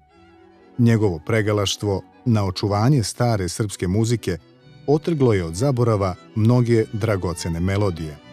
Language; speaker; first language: Bosnian; native; Bosnian